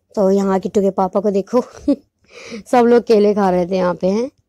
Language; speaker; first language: Hindi; native; Hindi